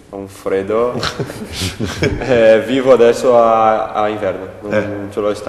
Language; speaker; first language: Italian; non-native, learner; Portuguese